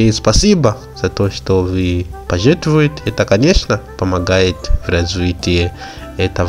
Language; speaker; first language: Russian; non-native, learner; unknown